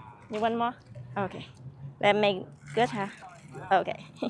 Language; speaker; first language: English; non-native, learner; Vietnamese